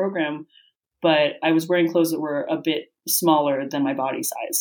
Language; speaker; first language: English; native; English